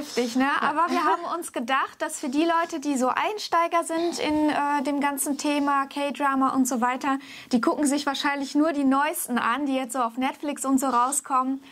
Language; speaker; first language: German; native; German